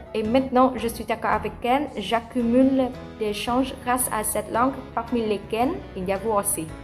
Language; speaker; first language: French; non-native, fluent; Vietnamese